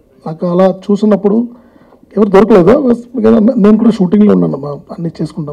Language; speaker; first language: Telugu; non-native, fluent; Tamil